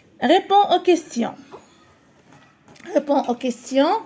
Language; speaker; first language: French; non-native, local second language; Arabic